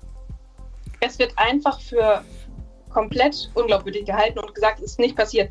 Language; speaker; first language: German; native; German